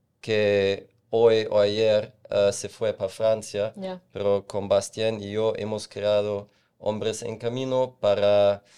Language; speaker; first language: Spanish; non-native, fluent; German